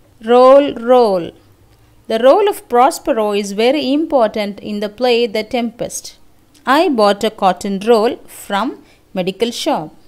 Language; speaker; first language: English; non-native, local second language; Tamil